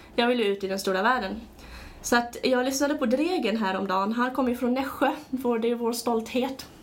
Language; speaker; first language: Swedish; early bilingual, other home language; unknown